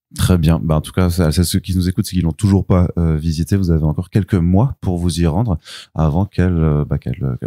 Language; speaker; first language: French; native; French